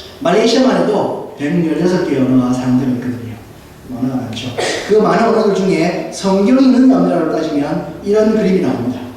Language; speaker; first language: Korean; native; Korean